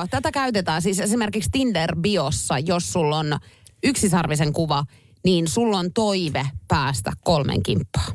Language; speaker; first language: Finnish; native; Finnish